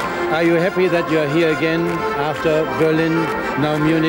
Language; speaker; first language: English; non-native, fluent; German